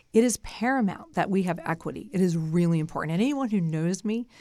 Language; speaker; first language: English; native; English